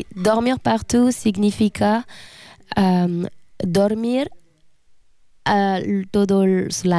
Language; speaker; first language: Spanish; non-native, learner; French